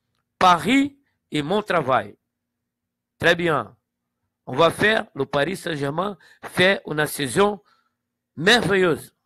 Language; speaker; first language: French; non-native, fluent; Portuguese